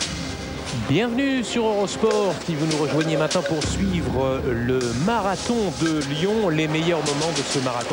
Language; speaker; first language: French; native; French